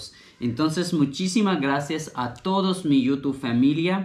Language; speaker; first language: Spanish; non-native, learner; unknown